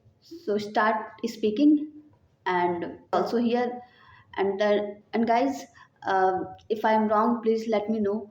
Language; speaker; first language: English; non-native, learner; Hindi